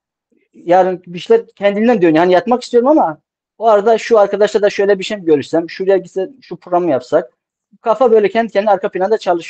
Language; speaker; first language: Turkish; native; Turkish